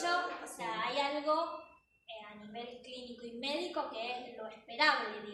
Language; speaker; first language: Spanish; native; Spanish